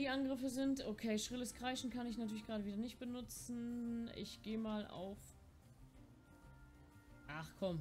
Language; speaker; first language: German; native; German